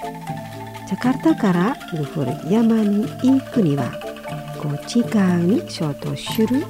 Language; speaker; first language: Japanese; non-native, fluent; Indonesian